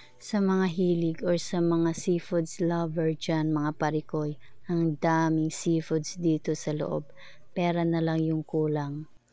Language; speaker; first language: Filipino; non-native, local second language; Cebuano